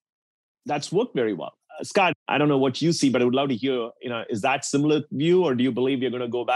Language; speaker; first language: English; non-native, local second language; Tamil